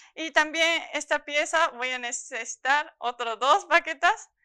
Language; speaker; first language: Spanish; non-native, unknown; Japanese